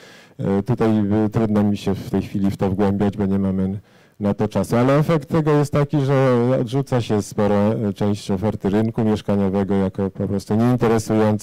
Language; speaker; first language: Polish; native; Polish